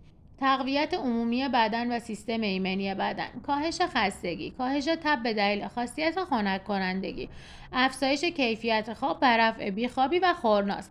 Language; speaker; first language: Persian; native; Persian